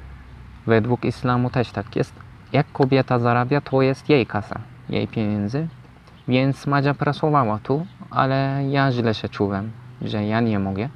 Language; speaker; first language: Polish; non-native, learner; Turkish